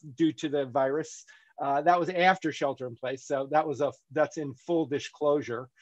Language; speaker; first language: English; native; English